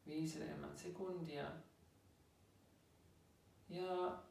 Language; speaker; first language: Finnish; non-native, learner; German